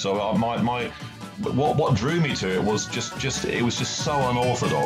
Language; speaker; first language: English; native; English